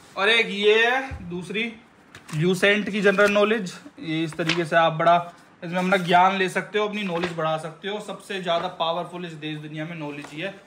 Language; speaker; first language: Hindi; native; Hindi